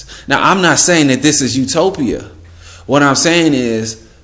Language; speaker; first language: English; native; English